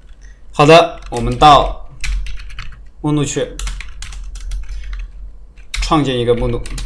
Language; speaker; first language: Chinese; native; Chinese